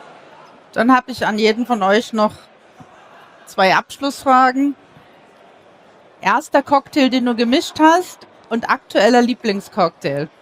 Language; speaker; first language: German; native; German